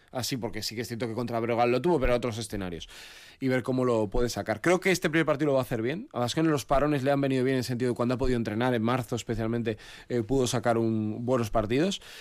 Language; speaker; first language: Spanish; native; Spanish